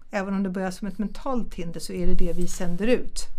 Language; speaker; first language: Swedish; early bilingual, other home language; German